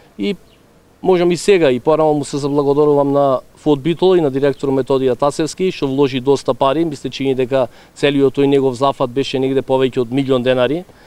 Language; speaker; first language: Macedonian; native; Macedonian